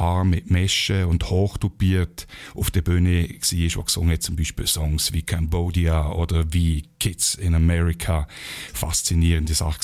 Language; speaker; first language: German; native; German